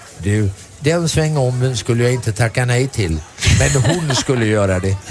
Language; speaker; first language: Swedish; native; Swedish